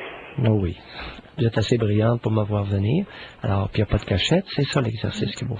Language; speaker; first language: French; native; French